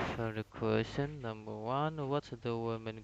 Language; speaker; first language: English; non-native, learner; Indonesian